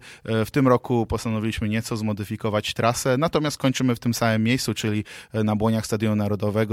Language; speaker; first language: Polish; native; Polish